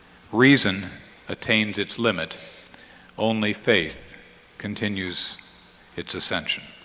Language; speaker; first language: English; native; English